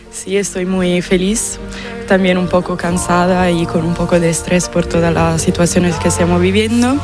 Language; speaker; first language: Spanish; non-native, fluent; Italian